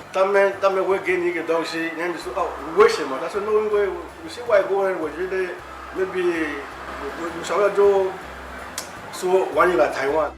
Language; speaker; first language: Chinese; non-native, learner; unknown